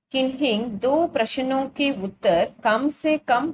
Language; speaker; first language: Hindi; non-native, local second language; Tamil